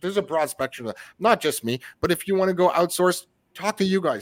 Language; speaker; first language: English; early bilingual, other home language; French